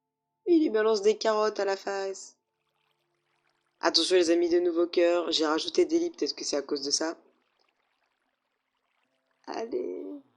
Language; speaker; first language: French; native; French